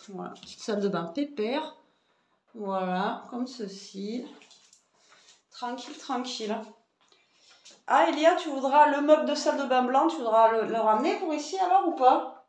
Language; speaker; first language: French; native; French